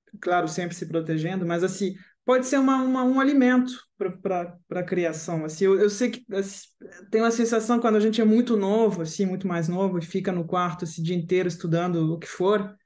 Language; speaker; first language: Portuguese; non-native, fluent; French